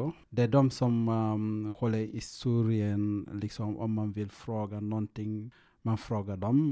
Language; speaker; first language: Swedish; non-native, fluent; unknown